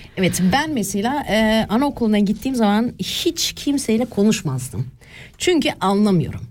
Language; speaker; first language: Turkish; early bilingual, heritage; Turkish